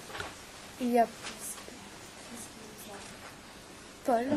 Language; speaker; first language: French; non-native, learner; English